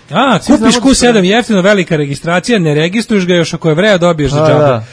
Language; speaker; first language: Serbian; native; Serbian